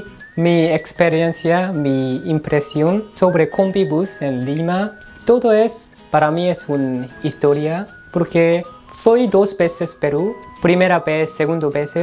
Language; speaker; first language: Spanish; non-native, learner; Korean